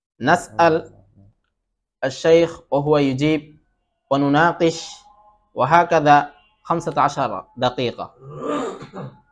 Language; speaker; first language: Arabic; non-native, fluent; Bangla